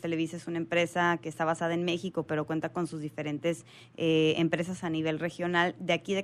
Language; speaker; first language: Spanish; native; Spanish